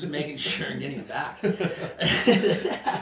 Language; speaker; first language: English; non-native, fluent; Swedish